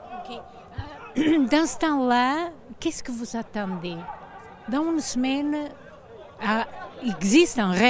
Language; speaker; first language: French; early bilingual, heritage; Portuguese